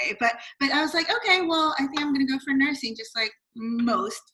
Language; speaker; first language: English; non-native, local second language; Filipino